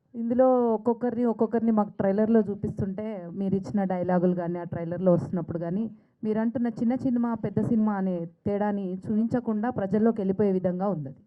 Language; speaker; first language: Telugu; native; Telugu